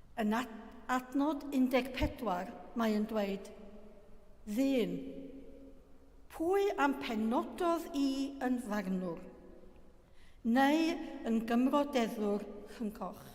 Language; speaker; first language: Welsh; native; Welsh